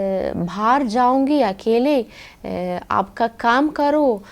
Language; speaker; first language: Hindi; non-native, learner; Arabic